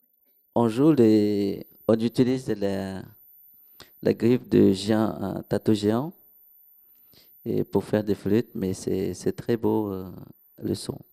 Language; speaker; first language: French; non-native, local second language; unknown